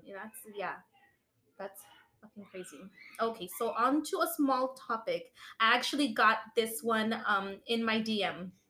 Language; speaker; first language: English; early bilingual, other home language; Spanish